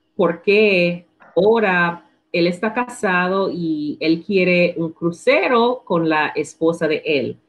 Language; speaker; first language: Spanish; non-native, learner; English